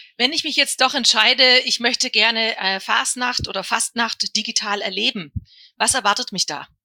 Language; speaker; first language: German; native; German